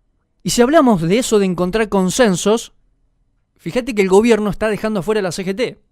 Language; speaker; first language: Spanish; native; Spanish